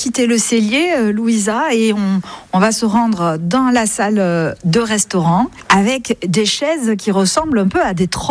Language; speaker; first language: French; native; French